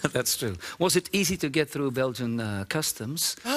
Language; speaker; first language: English; non-native, fluent; Dutch